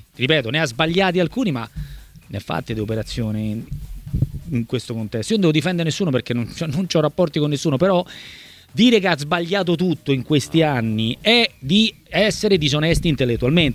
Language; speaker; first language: Italian; native; Italian